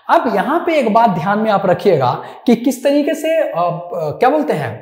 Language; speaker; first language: Hindi; non-native, local second language; Maithili